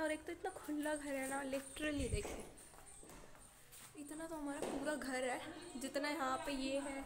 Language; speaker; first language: Hindi; native; Hindi